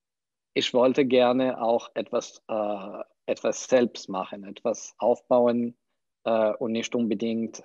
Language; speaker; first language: German; non-native, fluent; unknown